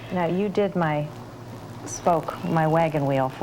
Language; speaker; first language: English; native; English